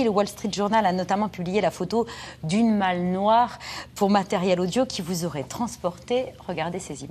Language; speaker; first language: French; native; French